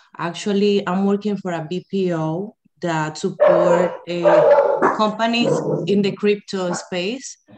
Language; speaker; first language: English; non-native, fluent; Spanish